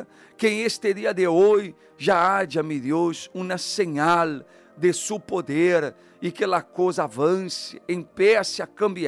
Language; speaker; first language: Spanish; non-native, fluent; Portuguese